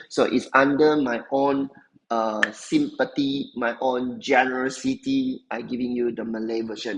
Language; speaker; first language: English; non-native, local second language; Chinese